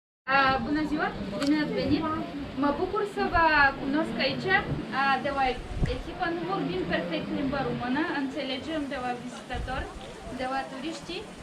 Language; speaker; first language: Romanian; non-native, learner; Bulgarian